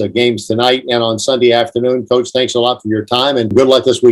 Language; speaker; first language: English; native; English